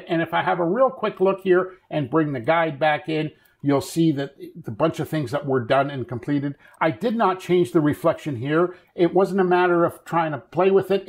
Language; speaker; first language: English; native; English